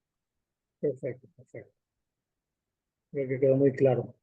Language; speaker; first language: Spanish; native; Spanish